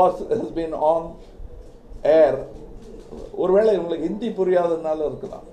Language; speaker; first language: Tamil; native; Tamil